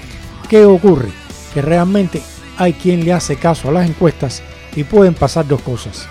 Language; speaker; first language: Spanish; native; Spanish